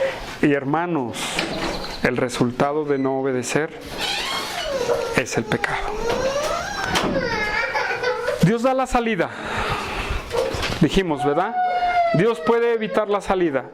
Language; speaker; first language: Spanish; native; Spanish